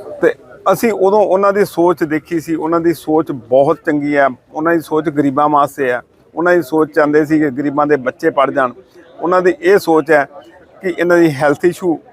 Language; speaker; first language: Punjabi; non-native, local second language; Hindi